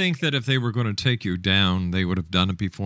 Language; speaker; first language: English; native; English